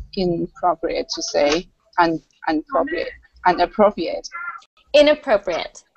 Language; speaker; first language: English; non-native, learner; Thai